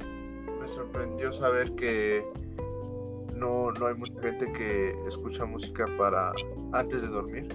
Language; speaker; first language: Spanish; early bilingual, heritage; Spanish